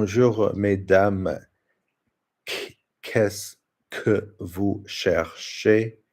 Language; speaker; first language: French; non-native, learner; English